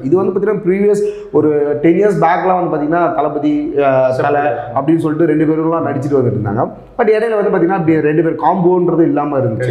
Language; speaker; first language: Tamil; native; Tamil